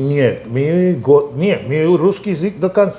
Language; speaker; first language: Russian; non-native, fluent; Spanish